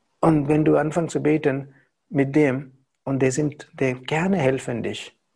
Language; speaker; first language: German; non-native, learner; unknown